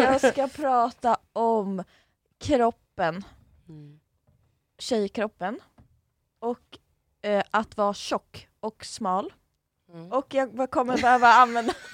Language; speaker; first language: Swedish; native; Swedish